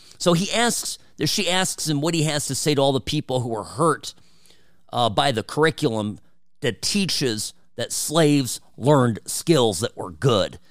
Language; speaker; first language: English; early bilingual, other home language; Czech